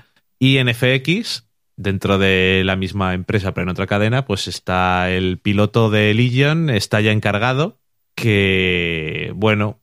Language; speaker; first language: Spanish; native; Spanish